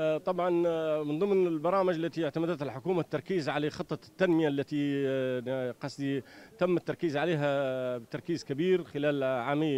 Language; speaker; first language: Arabic; native; Arabic